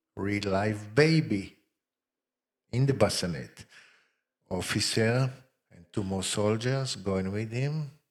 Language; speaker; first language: English; non-native, fluent; Hebrew